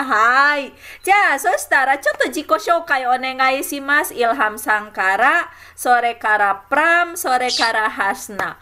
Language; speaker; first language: Japanese; non-native, fluent; Indonesian